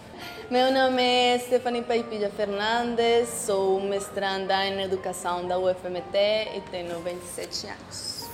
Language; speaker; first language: Portuguese; non-native, fluent; Spanish